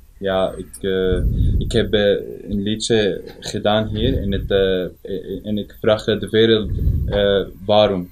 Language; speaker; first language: Dutch; non-native, learner; Arabic